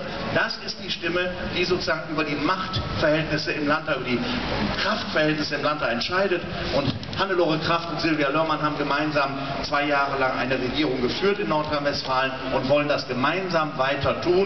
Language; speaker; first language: German; native; German